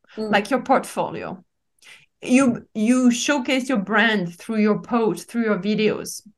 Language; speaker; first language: English; non-native, fluent; French